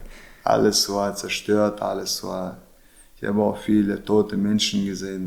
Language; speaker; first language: German; non-native, learner; Chechen